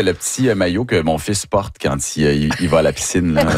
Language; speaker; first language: French; native; French